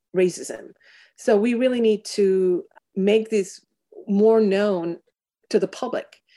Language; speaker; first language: English; non-native, fluent; Spanish